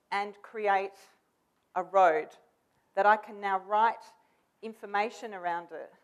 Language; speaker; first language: English; native; English